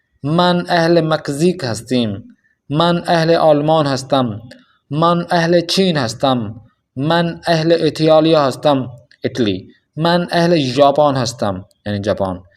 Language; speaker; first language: Persian; non-native, fluent; Urdu